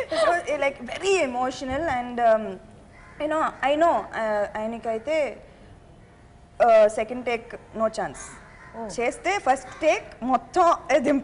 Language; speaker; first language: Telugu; non-native, fluent; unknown